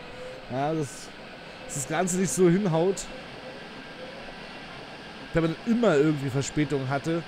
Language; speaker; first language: German; native; German